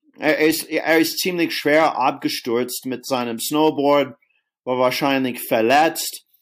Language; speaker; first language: German; non-native, fluent; English